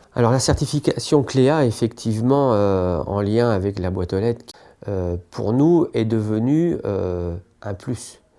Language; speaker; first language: French; native; French